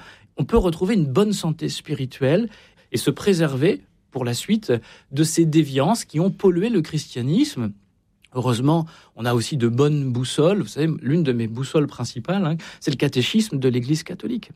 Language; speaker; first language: French; native; French